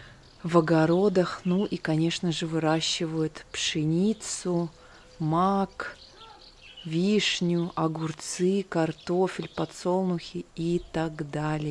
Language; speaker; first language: Russian; native; Russian